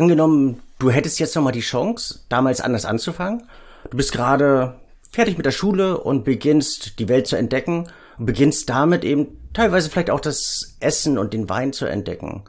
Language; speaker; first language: German; native; German